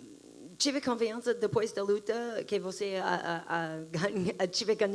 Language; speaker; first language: Portuguese; non-native, learner; English